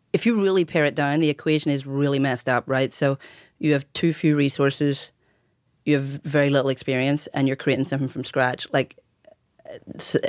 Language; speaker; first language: English; native; English